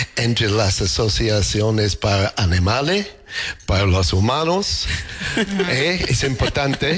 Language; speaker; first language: Spanish; non-native, learner; English